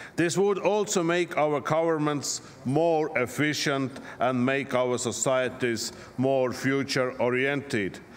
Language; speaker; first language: English; non-native, fluent; Estonian